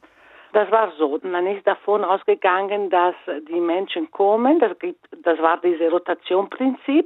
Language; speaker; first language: German; non-native, fluent; Italian